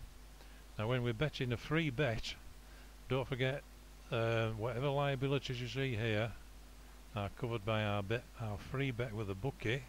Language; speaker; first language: English; native; English